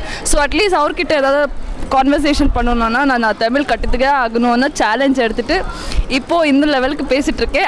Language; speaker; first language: Tamil; non-native, fluent; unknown